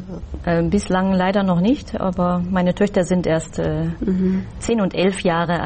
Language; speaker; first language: German; early bilingual, other home language; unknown